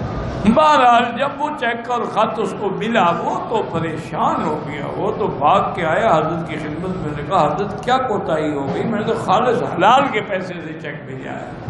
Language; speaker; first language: Urdu; native; Urdu